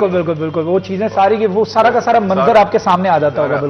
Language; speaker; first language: Hindi; non-native, local second language; Punjabi